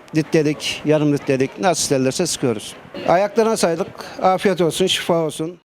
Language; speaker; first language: Turkish; native; Turkish